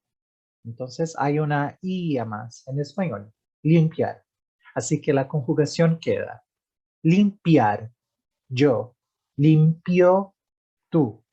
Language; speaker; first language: Spanish; non-native, fluent; Portuguese